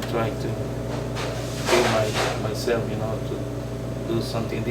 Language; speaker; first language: English; non-native, learner; Spanish